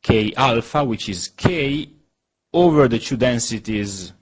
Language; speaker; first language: English; non-native, fluent; Italian